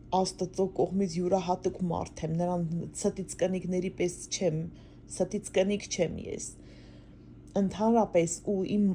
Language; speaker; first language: Armenian; native; Armenian